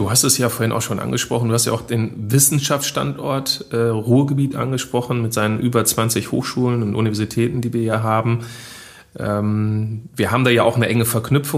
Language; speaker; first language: German; native; German